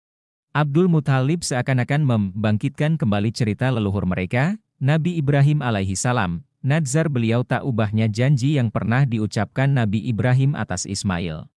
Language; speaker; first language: Indonesian; native; Indonesian